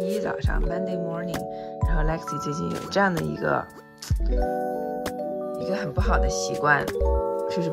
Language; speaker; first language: Chinese; native; Chinese